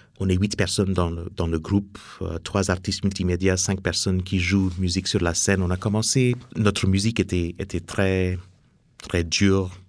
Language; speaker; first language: French; non-native, fluent; English